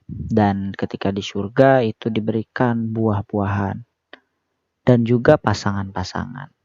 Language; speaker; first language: Indonesian; native; Indonesian